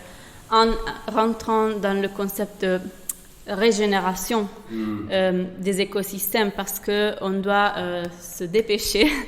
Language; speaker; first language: French; non-native, fluent; Italian